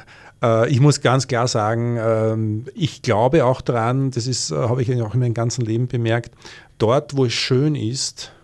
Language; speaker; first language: German; native; German